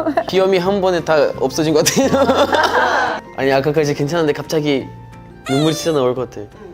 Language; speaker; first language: Korean; non-native, fluent; Portuguese